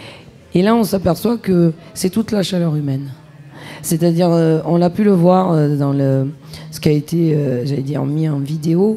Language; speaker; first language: French; native; French